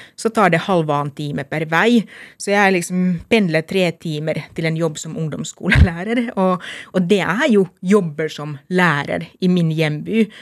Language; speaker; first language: Norwegian; non-native, fluent; Finnish